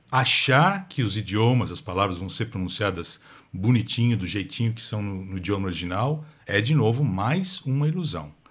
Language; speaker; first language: Portuguese; native; Portuguese